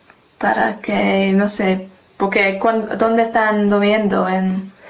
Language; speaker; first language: Spanish; non-native, learner; English